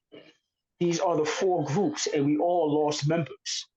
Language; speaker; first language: English; native; English